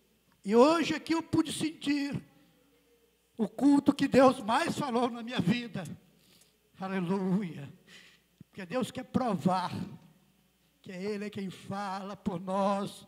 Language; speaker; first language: Portuguese; native; Portuguese